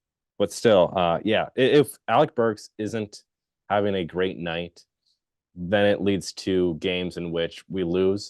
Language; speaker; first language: English; native; English